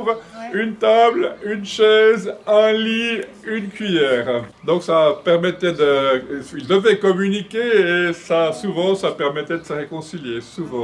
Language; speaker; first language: French; non-native, fluent; Romanian